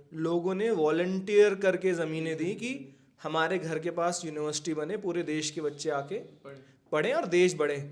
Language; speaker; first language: Hindi; native; Hindi